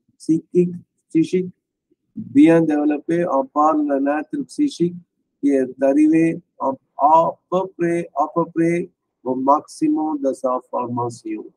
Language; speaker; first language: French; non-native, fluent; Tamil